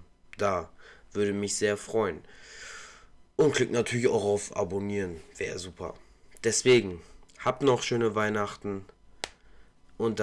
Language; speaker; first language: German; native; German